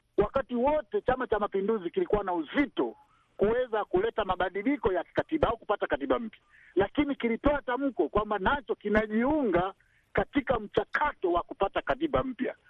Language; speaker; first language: Swahili; native; Swahili